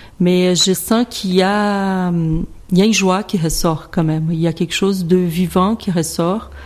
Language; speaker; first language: French; non-native, fluent; Portuguese